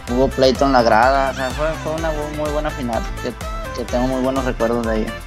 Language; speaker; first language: Spanish; native; Spanish